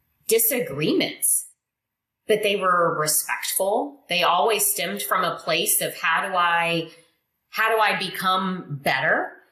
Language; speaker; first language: English; non-native, fluent; Indonesian